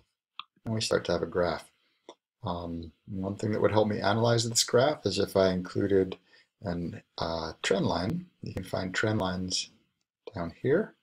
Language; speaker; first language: English; native; English